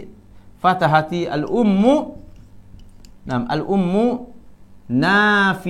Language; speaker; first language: Arabic; non-native, fluent; Malay